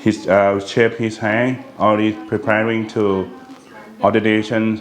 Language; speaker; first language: English; non-native, learner; Thai